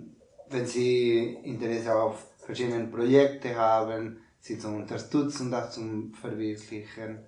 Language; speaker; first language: German; non-native, learner; Spanish